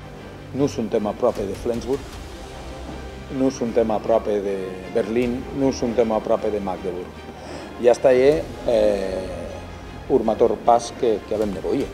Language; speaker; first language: Romanian; non-native, learner; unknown